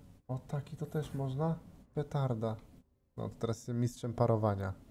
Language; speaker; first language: Polish; native; Polish